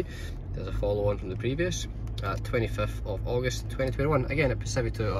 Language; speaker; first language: English; native; English